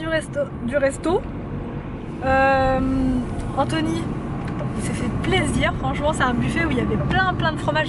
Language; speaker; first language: French; native; French